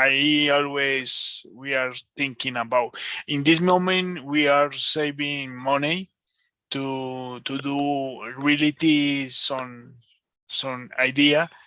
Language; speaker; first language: English; non-native, learner; Spanish